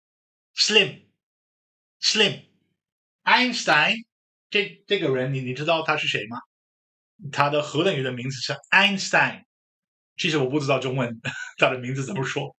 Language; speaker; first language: Chinese; non-native, fluent; Dutch